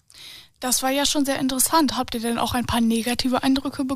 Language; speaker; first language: German; native; German